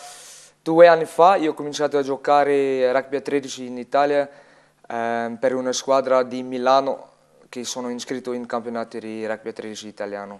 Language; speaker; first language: Italian; non-native, learner; Afrikaans